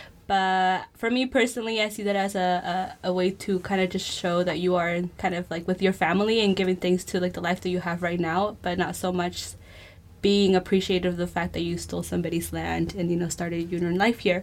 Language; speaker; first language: English; early bilingual, other home language; Spanish